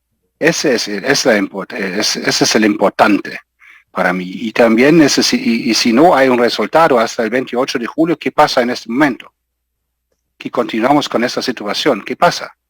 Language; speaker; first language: Spanish; non-native, fluent; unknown